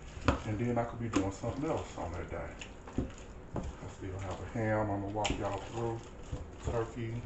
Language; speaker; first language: English; native; English